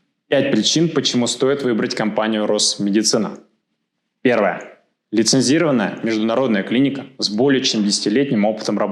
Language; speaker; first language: Russian; native; Russian